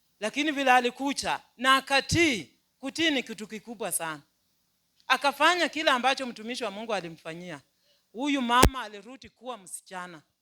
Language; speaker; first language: Swahili; non-native, local second language; Luyia